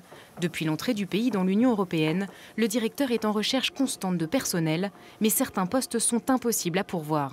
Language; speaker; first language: French; native; French